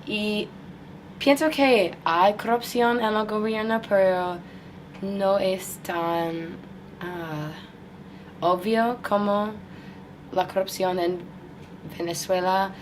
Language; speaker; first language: Spanish; non-native, learner; English